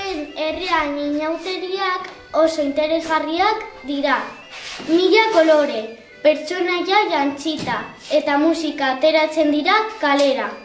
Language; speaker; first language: Basque; non-native, local second language; Spanish